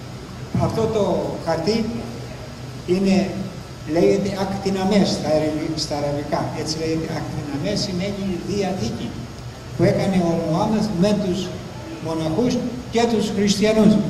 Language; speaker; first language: Greek; native; Greek